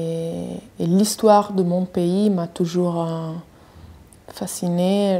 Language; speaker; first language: French; non-native, fluent; Italian